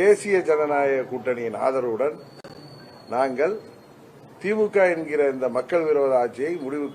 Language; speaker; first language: Tamil; native; Tamil